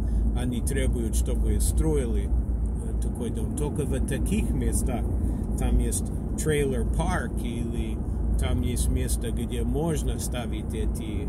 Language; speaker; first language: Russian; non-native, learner; English